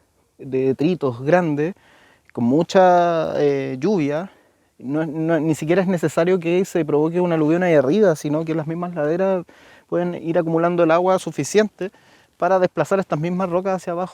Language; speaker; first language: Spanish; native; Spanish